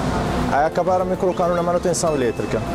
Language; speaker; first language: Portuguese; non-native, fluent; Arabic